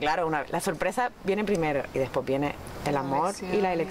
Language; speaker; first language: Spanish; native; Spanish